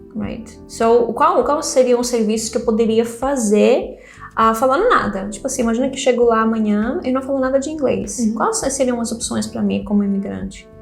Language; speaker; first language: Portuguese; non-native, fluent; Greek